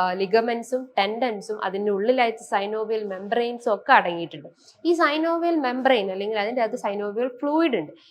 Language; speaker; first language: Malayalam; native; Malayalam